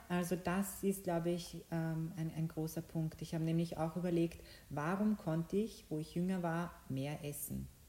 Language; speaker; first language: German; early bilingual, other home language; Bosnian